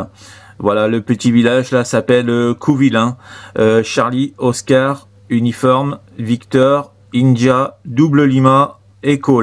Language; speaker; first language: French; native; French